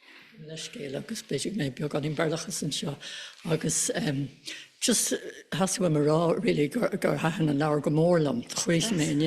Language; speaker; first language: Irish; non-native, local second language; English